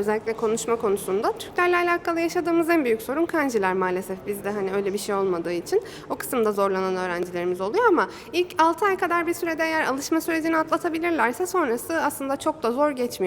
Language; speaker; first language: Turkish; native; Turkish